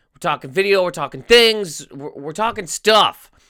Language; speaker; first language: English; native; English